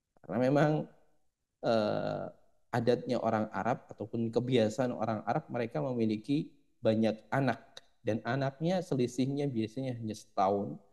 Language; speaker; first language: Indonesian; native; Indonesian